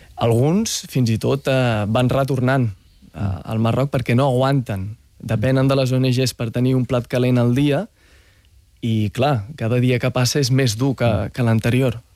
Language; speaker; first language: Catalan; early bilingual, other home language; Arabic